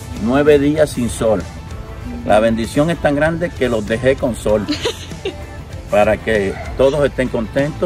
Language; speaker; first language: Spanish; native; Spanish